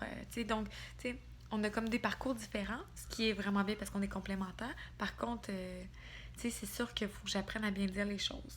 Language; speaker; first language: French; native; French